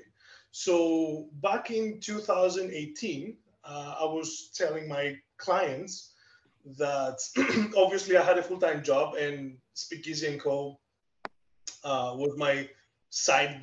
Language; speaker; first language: English; non-native, fluent; Greek